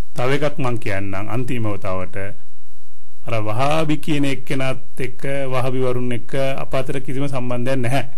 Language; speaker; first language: Sinhala; non-native, local second language; Tamil